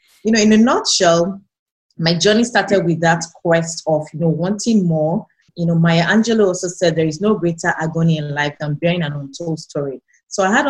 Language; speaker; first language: English; non-native, local second language; Yoruba